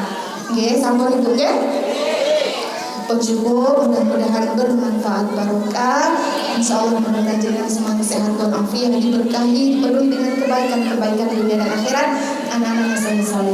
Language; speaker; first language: Indonesian; non-native, local second language; Javanese